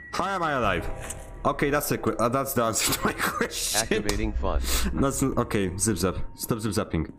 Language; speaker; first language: English; non-native, fluent; Polish